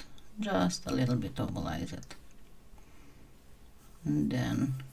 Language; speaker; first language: English; non-native, fluent; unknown